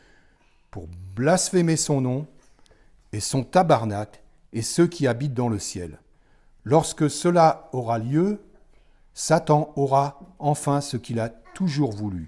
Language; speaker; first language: French; native; French